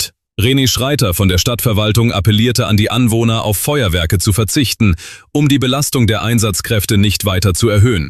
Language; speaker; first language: German; native; German